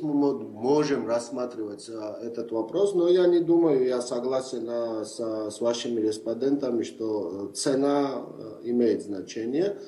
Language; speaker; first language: Russian; non-native, fluent; Georgian